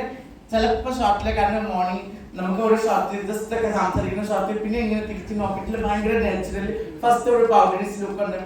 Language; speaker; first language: Malayalam; non-native, local second language; Assamese